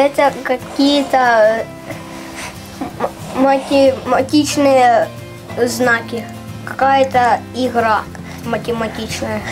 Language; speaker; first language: Russian; native; Russian